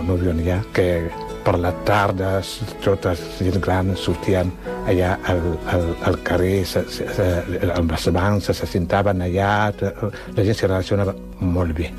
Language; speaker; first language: Catalan; non-native, fluent; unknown